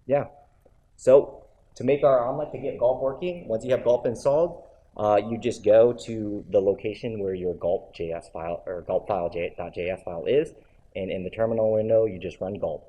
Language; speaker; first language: English; native; English